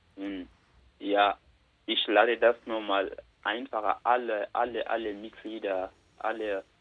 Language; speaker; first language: German; non-native, learner; Bambara